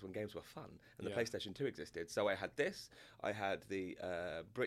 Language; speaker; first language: English; native; English